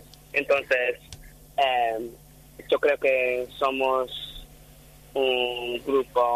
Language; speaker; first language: Spanish; non-native, fluent; English